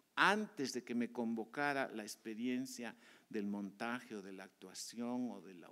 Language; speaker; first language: Spanish; native; Spanish